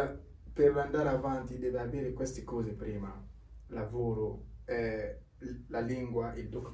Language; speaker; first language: Italian; non-native, learner; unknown